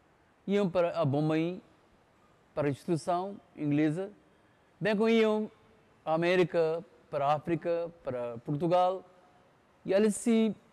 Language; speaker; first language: Portuguese; non-native, local second language; Konkani